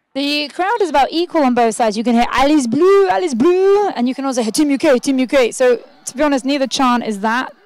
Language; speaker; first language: English; native; English